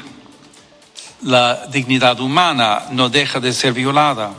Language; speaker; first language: Spanish; non-native, fluent; English